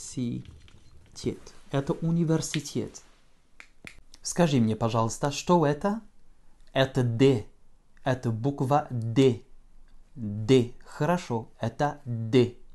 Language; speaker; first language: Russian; non-native, fluent; French